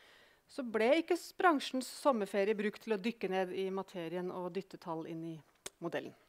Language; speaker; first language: Norwegian; native; Norwegian